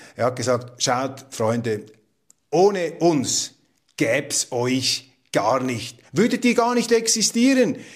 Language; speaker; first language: German; native; German